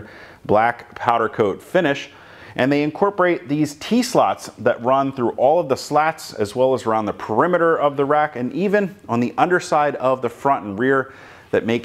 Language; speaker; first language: English; native; English